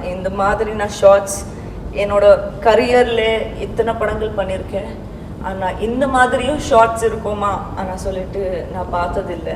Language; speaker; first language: Tamil; non-native, local second language; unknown